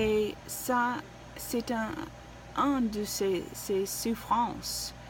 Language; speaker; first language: French; non-native, learner; English